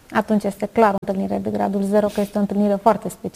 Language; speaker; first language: Romanian; native; Romanian